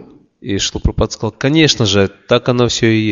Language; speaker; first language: Russian; native; Russian